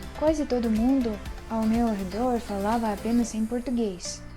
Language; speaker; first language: Portuguese; non-native, learner; Russian